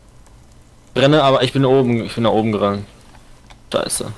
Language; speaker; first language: German; native; German